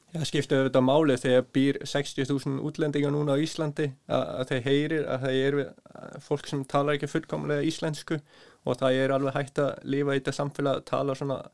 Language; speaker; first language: Icelandic; non-native, fluent; Danish